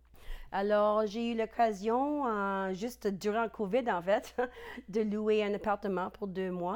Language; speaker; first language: French; non-native, local second language; English